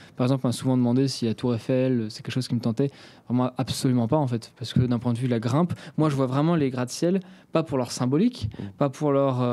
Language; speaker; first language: French; native; French